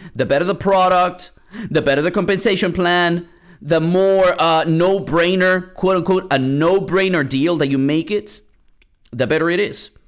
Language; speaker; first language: English; early bilingual, other home language; Spanish